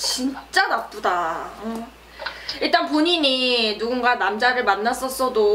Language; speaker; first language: Korean; native; Korean